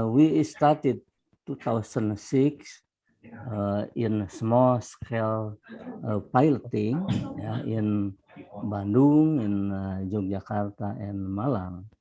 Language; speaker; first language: English; non-native, fluent; Indonesian